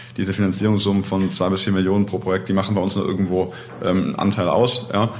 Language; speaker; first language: German; native; German